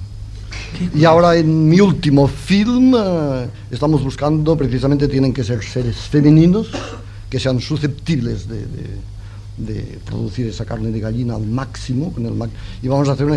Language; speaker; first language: Spanish; non-native, local second language; Catalan